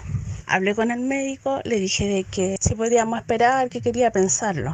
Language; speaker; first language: Spanish; native; Spanish